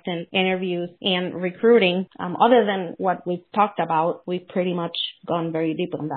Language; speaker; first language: English; non-native, fluent; Spanish